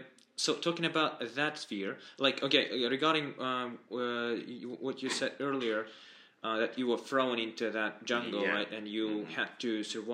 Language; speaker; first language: English; non-native, fluent; Russian